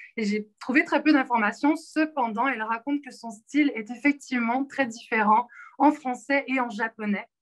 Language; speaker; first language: French; native; French